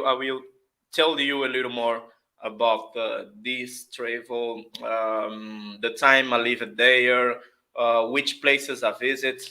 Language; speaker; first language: English; non-native, fluent; Portuguese